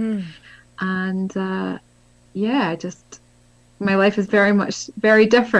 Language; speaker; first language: English; native; English